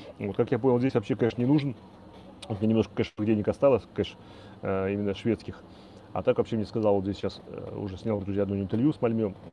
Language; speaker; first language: Russian; native; Russian